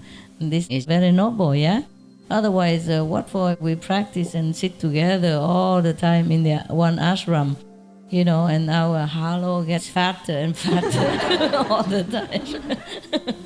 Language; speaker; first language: English; non-native, fluent; Vietnamese